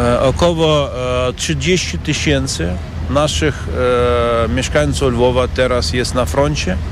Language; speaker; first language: Polish; non-native, learner; Ukrainian